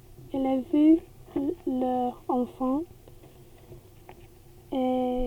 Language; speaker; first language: French; non-native, learner; English